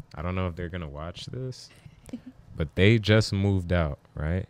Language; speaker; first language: English; native; English